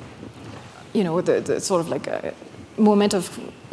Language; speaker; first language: English; non-native, fluent; French